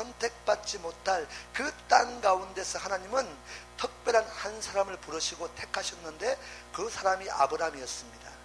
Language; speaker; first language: Korean; native; Korean